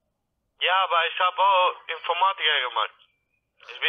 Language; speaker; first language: German; non-native, learner; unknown